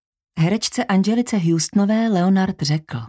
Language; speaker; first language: Czech; native; Czech